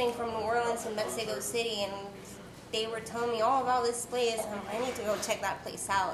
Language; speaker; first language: English; non-native, fluent; Spanish